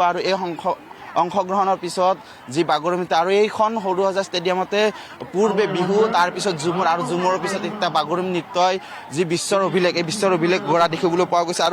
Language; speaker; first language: Assamese; native; Assamese